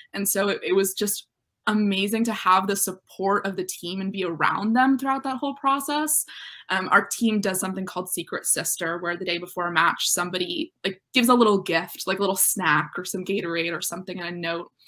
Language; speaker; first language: English; native; English